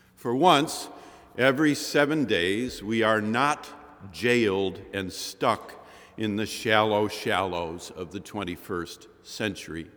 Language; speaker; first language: English; native; English